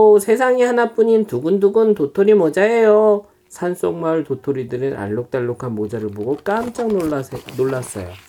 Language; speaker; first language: Korean; native; Korean